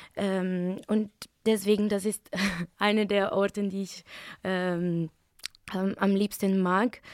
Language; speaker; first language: German; non-native, fluent; Italian